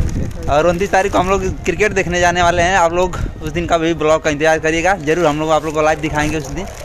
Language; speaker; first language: Hindi; native; Hindi